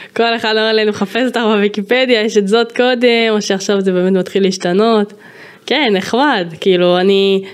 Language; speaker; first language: Hebrew; native; Hebrew